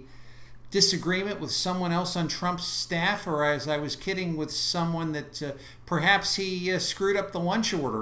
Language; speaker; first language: English; native; English